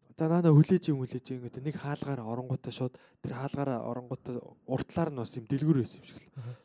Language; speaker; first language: Mongolian; native; Mongolian